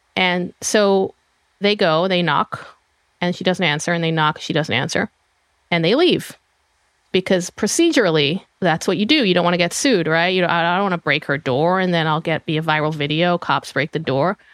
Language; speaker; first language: English; non-native, fluent; Hebrew